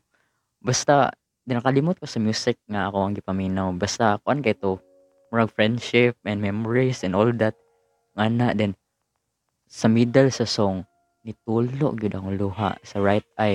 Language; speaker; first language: English; non-native, local second language; Cebuano